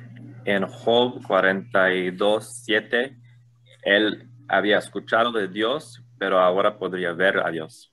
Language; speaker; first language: Spanish; non-native, fluent; Korean